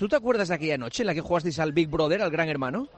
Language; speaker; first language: Spanish; native; Spanish